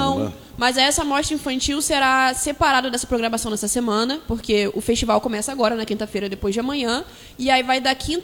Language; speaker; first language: Portuguese; native; Portuguese